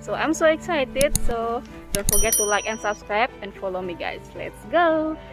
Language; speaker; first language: English; non-native, learner; Indonesian